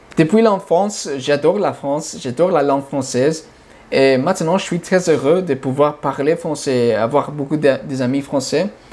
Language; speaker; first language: French; non-native, fluent; English